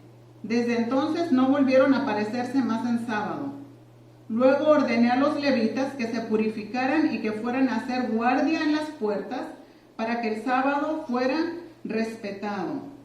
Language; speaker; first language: Spanish; native; Spanish